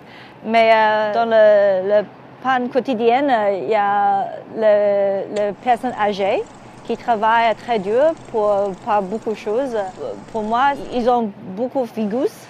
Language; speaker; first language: French; non-native, learner; Cantonese